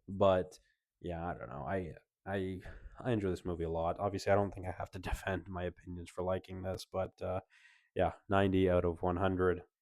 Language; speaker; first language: English; native; English